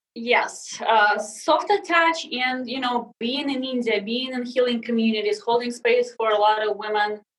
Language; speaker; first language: English; non-native, fluent; Russian